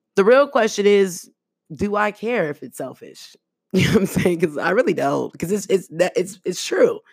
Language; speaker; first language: English; early bilingual, other home language; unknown